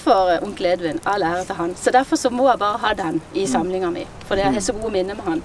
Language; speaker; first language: Norwegian; native; Norwegian